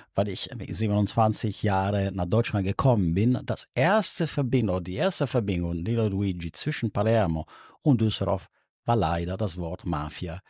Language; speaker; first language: German; non-native, fluent; Italian